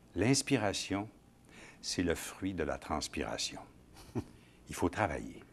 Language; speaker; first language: French; native; French